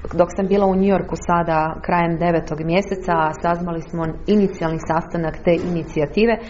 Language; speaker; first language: Croatian; native; Croatian